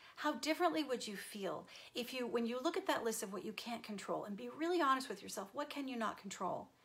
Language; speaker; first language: English; native; English